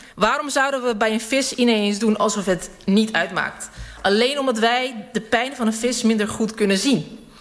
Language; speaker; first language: Dutch; early bilingual, other home language; Serbian